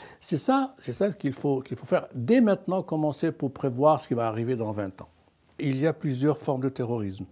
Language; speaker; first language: French; non-native, local second language; Arabic